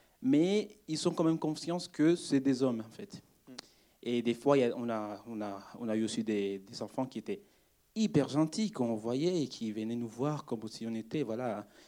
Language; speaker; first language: French; non-native, fluent; Spanish